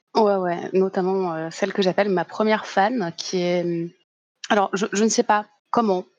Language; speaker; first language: French; native; French